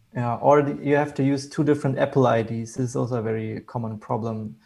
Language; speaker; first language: English; non-native, fluent; German